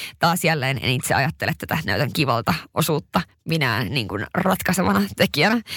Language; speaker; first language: Finnish; early bilingual, heritage; Swedish